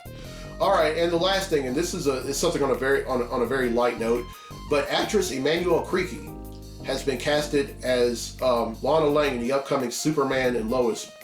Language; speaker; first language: English; native; English